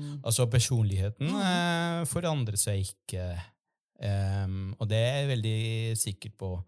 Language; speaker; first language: Norwegian; non-native, fluent; Spanish